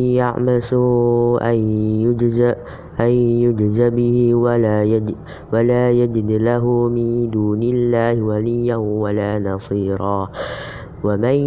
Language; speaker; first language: Arabic; non-native, learner; Indonesian